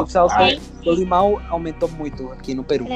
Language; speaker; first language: Portuguese; non-native, fluent; Spanish